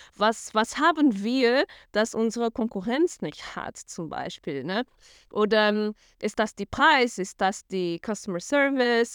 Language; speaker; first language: German; non-native, fluent; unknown